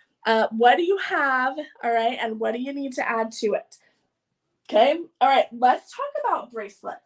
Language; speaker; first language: English; native; English